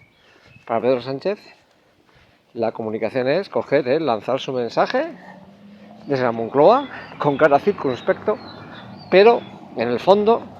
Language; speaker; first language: Spanish; native; Spanish